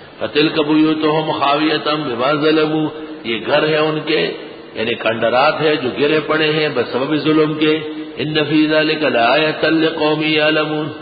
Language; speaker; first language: Urdu; native; Urdu